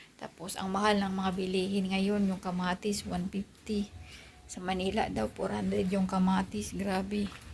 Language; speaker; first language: Filipino; non-native, local second language; Aklanon